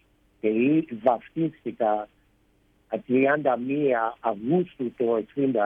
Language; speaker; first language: Greek; early bilingual, heritage; Greek